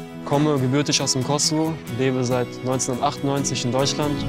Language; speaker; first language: German; early bilingual, other home language; Albanian